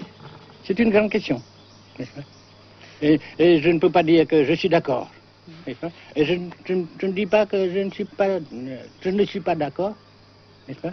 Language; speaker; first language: French; non-native, fluent; Vietnamese